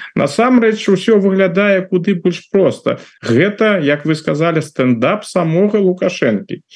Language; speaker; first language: Belarusian; non-native, local second language; Russian